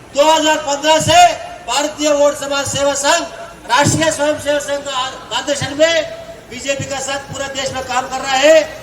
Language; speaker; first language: Hindi; non-native, local second language; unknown